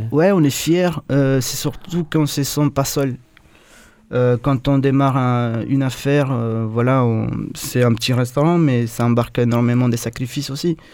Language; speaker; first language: French; non-native, fluent; Spanish